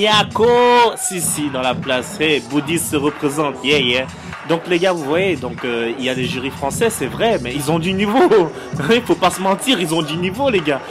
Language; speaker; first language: French; native; French